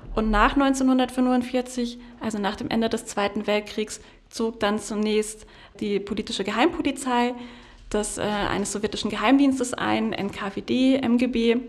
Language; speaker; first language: German; native; German